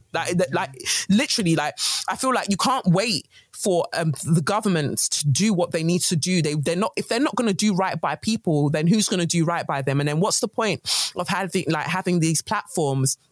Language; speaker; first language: English; native; English